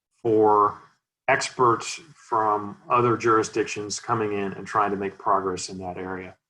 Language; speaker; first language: English; native; English